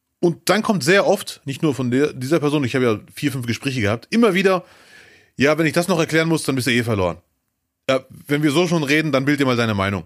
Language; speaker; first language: German; early bilingual, other home language; Arabic